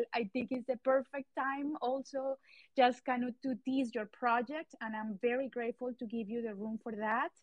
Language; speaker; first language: English; non-native, fluent; Spanish